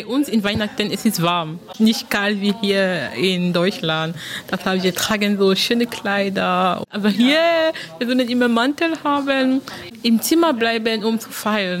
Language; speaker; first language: German; non-native, learner; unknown